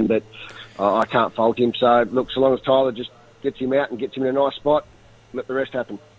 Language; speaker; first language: English; native; English